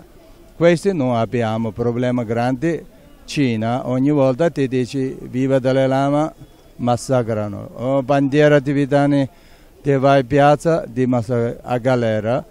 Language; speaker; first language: Italian; non-native, learner; Tibetan